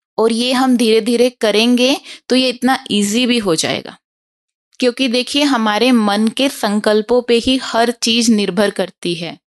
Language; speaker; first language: Hindi; native; Hindi